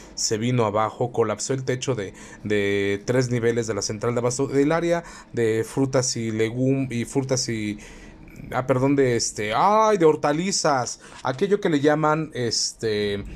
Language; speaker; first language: Spanish; native; Spanish